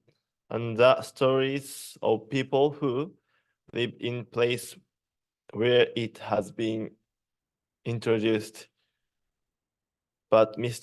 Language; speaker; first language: English; non-native, learner; Japanese